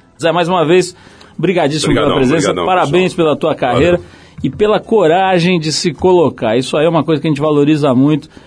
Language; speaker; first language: Portuguese; native; Portuguese